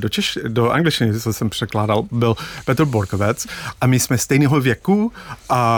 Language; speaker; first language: Czech; non-native, fluent; English